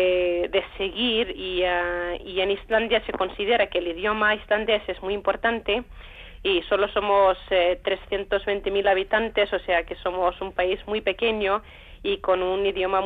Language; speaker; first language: Spanish; non-native, fluent; Icelandic